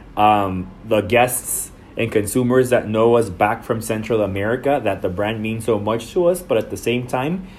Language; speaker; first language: English; non-native, fluent; Spanish